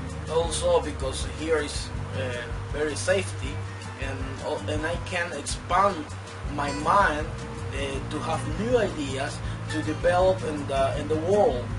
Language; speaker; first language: English; non-native, fluent; Spanish